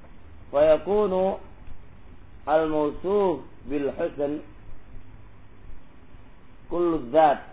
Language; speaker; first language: Arabic; non-native, fluent; Javanese